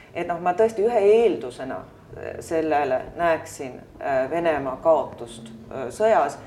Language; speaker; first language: Estonian; native; Estonian